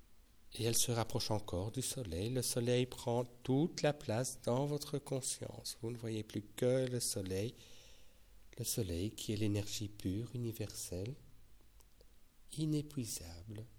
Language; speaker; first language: French; native; French